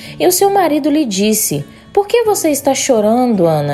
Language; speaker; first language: Portuguese; native; Portuguese